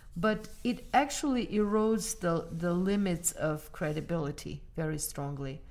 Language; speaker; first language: English; non-native, fluent; Armenian